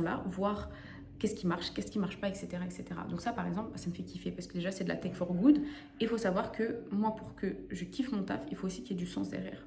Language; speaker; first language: French; native; French